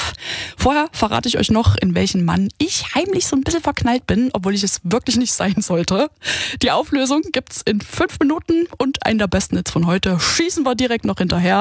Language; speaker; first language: German; native; German